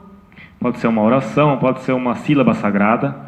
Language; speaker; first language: Portuguese; native; Portuguese